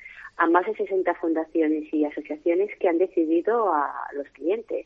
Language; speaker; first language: Spanish; native; Spanish